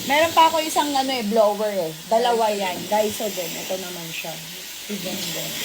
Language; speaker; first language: Filipino; native; Filipino